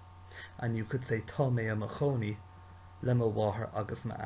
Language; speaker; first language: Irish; non-native, local second language; English